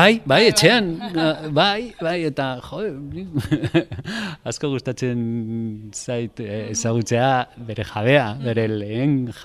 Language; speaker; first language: Basque; non-native, local second language; Spanish